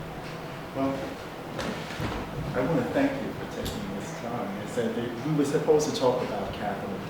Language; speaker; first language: English; native; English